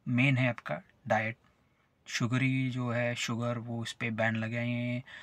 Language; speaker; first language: Hindi; non-native, local second language; Marathi